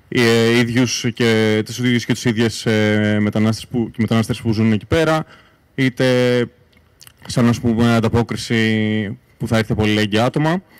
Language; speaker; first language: Greek; native; Greek